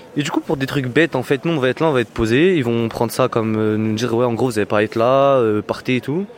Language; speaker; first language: French; native; French